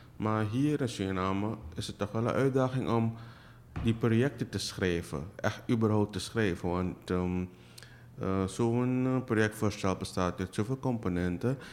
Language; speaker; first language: Dutch; native; Dutch